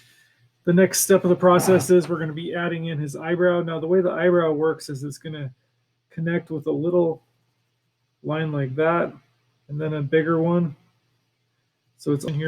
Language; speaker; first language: English; native; English